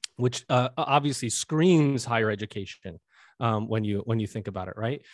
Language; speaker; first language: English; native; English